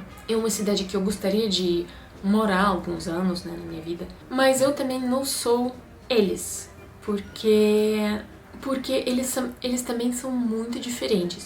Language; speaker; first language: Portuguese; non-native, fluent; Russian